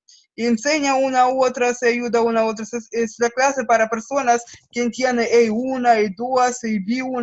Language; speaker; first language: Spanish; non-native, learner; Russian